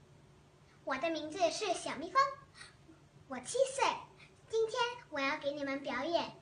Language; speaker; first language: Chinese; early bilingual, other home language; English